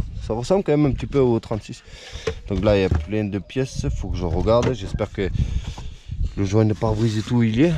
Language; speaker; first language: French; native; French